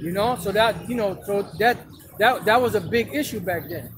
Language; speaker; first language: English; native; English